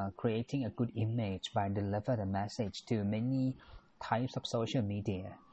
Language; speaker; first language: English; non-native, fluent; Thai